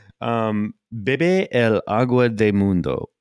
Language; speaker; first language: Spanish; non-native, learner; English